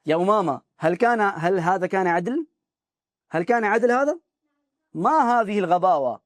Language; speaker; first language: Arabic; non-native, fluent; Urdu